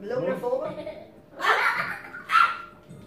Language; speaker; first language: Dutch; early bilingual, other home language; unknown